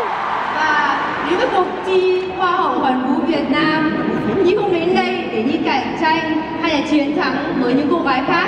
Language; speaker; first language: Vietnamese; early bilingual, heritage; Vietnamese